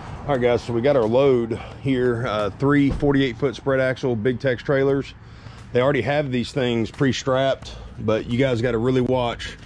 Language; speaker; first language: English; native; English